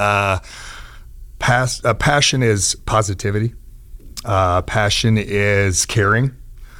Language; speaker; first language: English; native; English